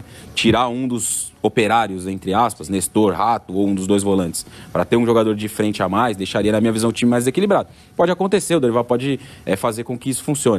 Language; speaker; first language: Portuguese; native; Portuguese